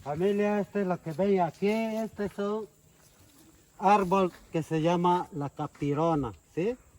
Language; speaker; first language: Spanish; non-native, local second language; Ticuna